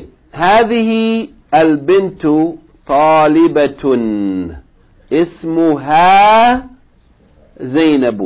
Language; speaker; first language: Arabic; non-native, fluent; English